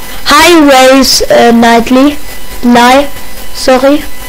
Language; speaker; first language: English; non-native, learner; German